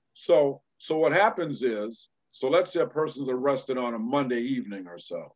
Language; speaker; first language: English; native; English